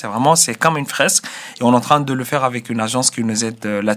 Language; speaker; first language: French; non-native, fluent; Arabic